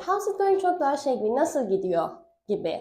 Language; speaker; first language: Turkish; non-native, fluent; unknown